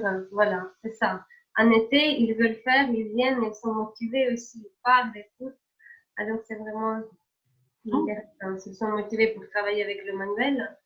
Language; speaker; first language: French; non-native, fluent; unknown